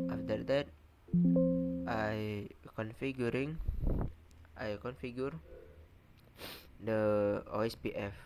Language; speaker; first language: English; non-native, learner; Indonesian